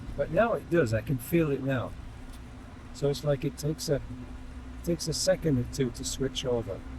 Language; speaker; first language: English; native; English